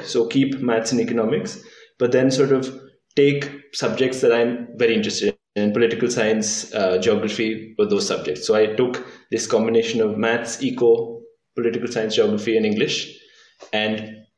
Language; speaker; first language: English; non-native, local second language; Hindi